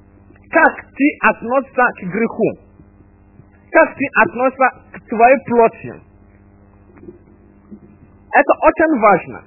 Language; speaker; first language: Russian; non-native, fluent; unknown